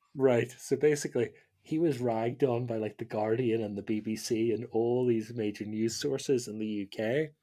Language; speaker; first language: English; native; English